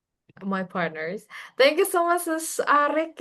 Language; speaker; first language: English; non-native, fluent; Indonesian